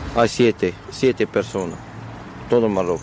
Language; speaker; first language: Spanish; non-native, learner; Arabic